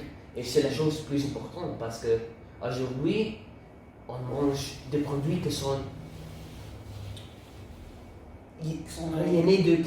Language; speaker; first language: French; non-native, learner; Italian